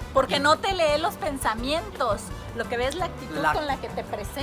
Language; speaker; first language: Spanish; native; Spanish